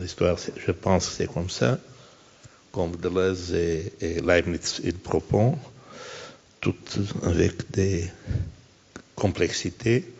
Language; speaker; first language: French; non-native, fluent; Portuguese